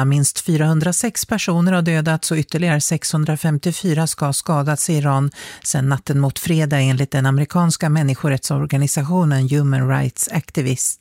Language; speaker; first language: Swedish; native; Swedish